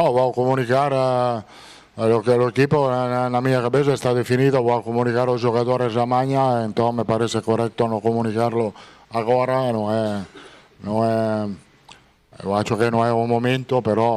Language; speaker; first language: Portuguese; non-native, fluent; Italian